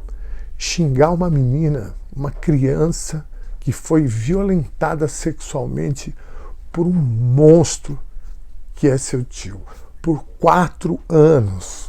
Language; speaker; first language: Portuguese; native; Portuguese